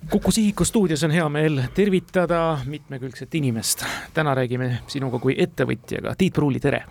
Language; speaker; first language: Estonian; native; Estonian